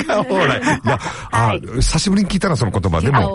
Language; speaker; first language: Japanese; native; Japanese